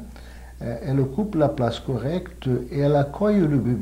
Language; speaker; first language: French; non-native, fluent; Portuguese